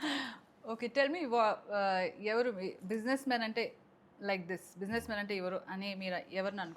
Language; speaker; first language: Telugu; non-native, local second language; Kannada